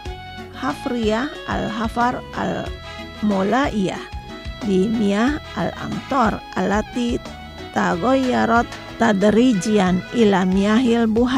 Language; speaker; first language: Arabic; non-native, fluent; Indonesian